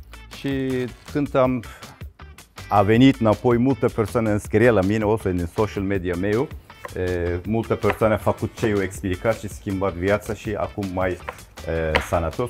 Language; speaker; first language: Romanian; non-native, learner; Turkish